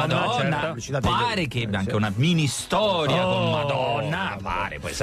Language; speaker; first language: Italian; native; Italian